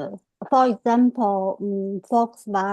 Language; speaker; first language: English; non-native, fluent; Chinese